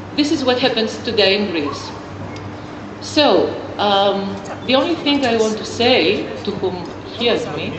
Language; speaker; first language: English; non-native, fluent; Greek